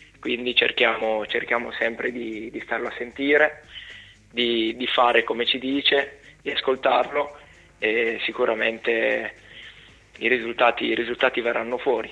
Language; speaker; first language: Italian; native; Italian